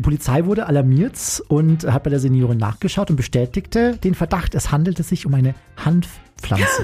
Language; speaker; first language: German; native; German